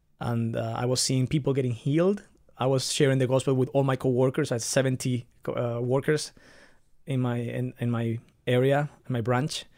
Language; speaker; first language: English; non-native, fluent; Spanish